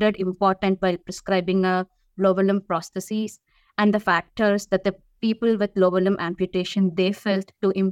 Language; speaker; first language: English; non-native, local second language; Tamil